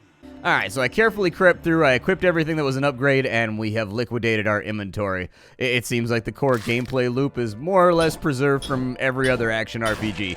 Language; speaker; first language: English; native; English